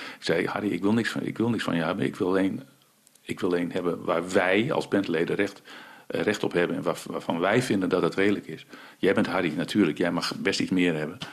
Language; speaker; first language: Dutch; early bilingual, other home language; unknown